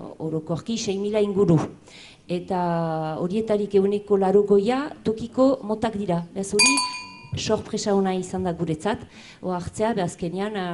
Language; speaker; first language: Basque; native; Basque